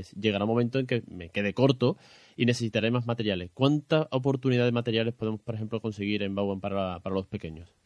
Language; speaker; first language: Spanish; native; Spanish